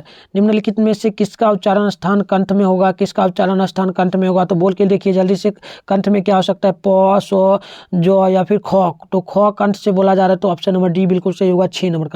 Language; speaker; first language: Hindi; native; Hindi